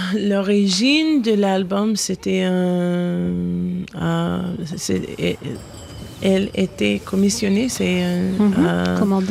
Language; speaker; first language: French; non-native, learner; English